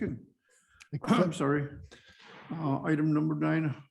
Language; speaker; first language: English; native; English